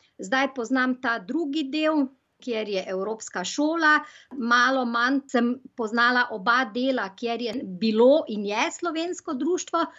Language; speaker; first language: Slovenian; native; Slovenian